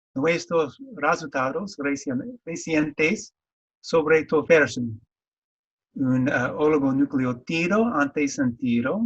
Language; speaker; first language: Spanish; non-native, learner; English